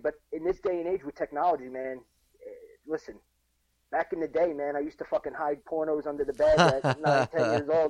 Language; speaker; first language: English; native; English